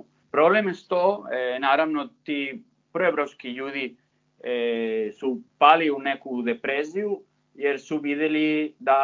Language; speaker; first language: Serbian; non-native, fluent; Spanish